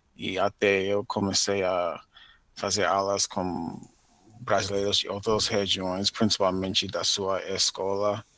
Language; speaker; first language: Portuguese; non-native, fluent; English